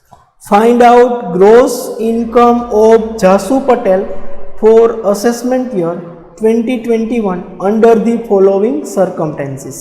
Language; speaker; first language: English; non-native, local second language; Gujarati